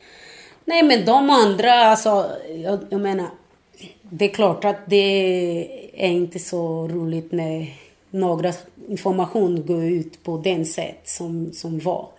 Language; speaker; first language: Swedish; non-native, fluent; Portuguese